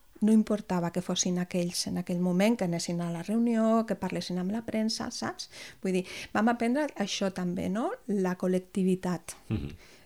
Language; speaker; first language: Catalan; non-native, local second language; Spanish